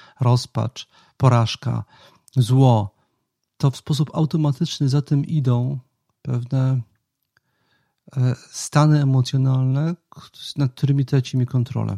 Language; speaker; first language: Polish; native; Polish